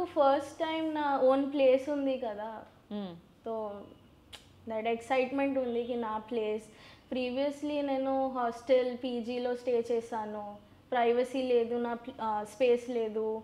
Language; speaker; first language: Telugu; non-native, learner; Gujarati